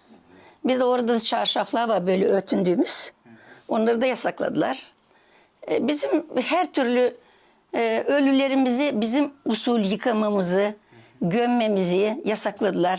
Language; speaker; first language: Turkish; early bilingual, heritage; Turkish